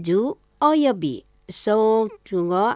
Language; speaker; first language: Japanese; non-native, fluent; Indonesian